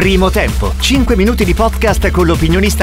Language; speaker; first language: Italian; native; Italian